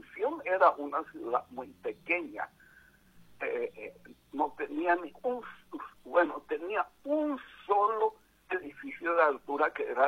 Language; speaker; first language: Spanish; native; Spanish